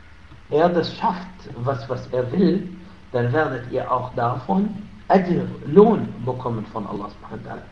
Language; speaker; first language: German; non-native, fluent; Arabic